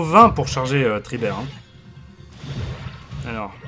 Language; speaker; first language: French; native; French